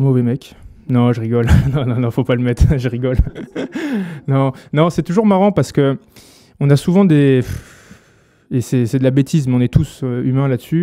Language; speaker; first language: French; native; French